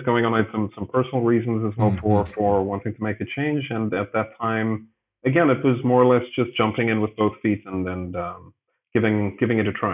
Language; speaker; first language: English; native; English